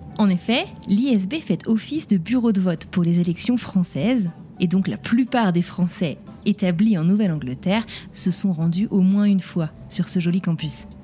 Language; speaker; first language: French; native; French